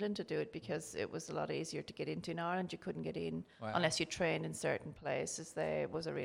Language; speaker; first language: English; native; English